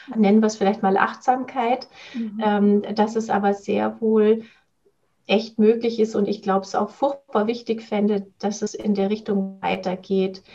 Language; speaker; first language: German; native; German